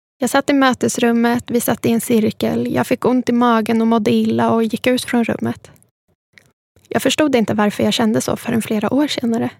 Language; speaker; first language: Swedish; early bilingual, other home language; Spanish